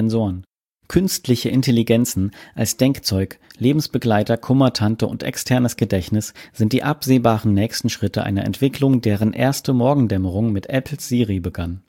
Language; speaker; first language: German; native; German